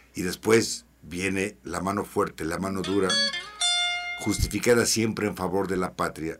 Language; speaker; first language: Spanish; native; Spanish